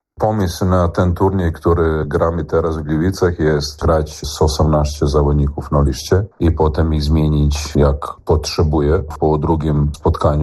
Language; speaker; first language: Polish; non-native, learner; Serbian